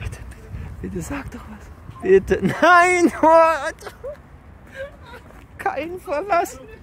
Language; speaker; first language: German; native; German